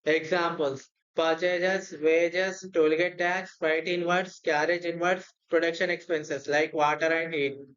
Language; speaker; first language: English; non-native, local second language; Telugu